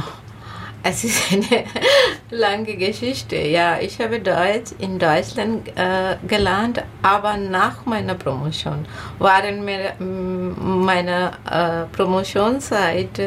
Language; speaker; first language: German; non-native, learner; Bangla